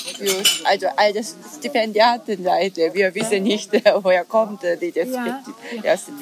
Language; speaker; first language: German; non-native, learner; Korean